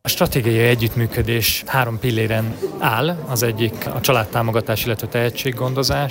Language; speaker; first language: Hungarian; native; Hungarian